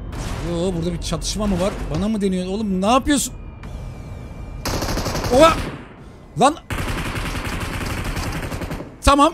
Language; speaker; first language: Turkish; native; Turkish